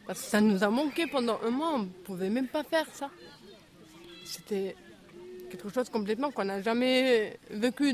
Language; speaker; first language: French; non-native, fluent; Albanian